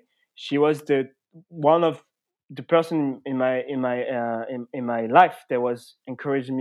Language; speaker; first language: English; non-native, fluent; French